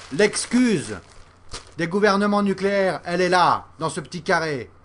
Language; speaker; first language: French; native; French